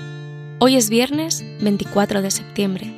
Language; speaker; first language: Spanish; native; Spanish